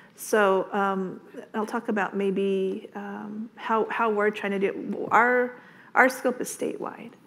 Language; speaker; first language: English; native; English